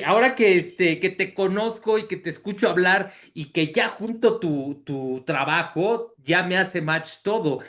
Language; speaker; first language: Spanish; native; Spanish